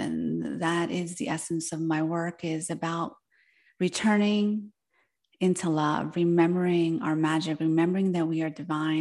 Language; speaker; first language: English; early bilingual, other home language; Spanish